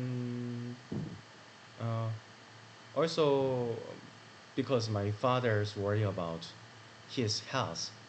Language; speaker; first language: English; non-native, learner; Korean